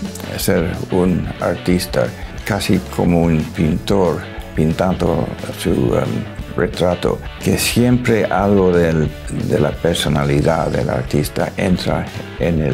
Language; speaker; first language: Spanish; non-native, local second language; English